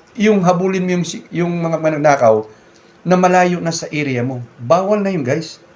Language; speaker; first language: Filipino; non-native, local second language; Cebuano